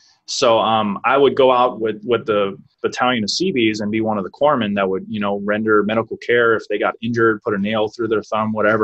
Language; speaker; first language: English; native; English